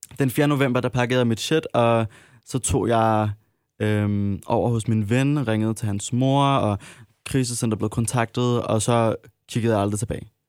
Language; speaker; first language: Danish; early bilingual, other home language; Arabic